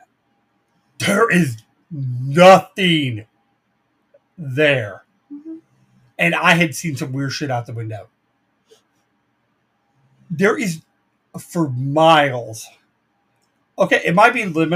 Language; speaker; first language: English; native; English